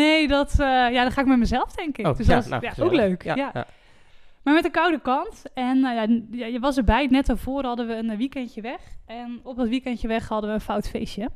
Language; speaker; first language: Dutch; native; Dutch